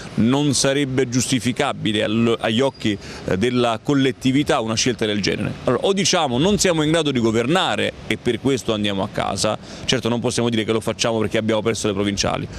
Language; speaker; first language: Italian; native; Italian